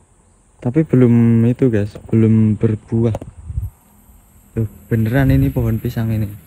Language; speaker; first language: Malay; non-native, local second language; Javanese